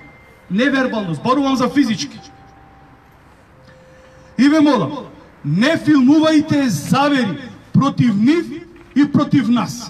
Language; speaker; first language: Macedonian; native; Macedonian